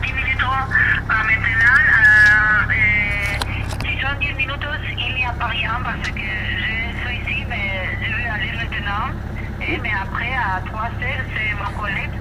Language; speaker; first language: French; non-native, learner; Spanish